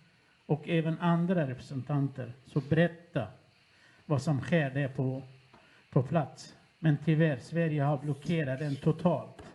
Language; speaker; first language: Swedish; non-native, fluent; Kurdish